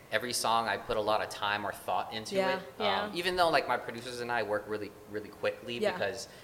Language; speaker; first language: English; early bilingual, other home language; Filipino